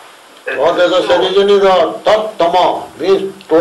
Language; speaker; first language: Russian; non-native, learner; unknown